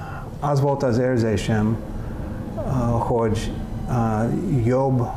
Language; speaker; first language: Hungarian; non-native, learner; English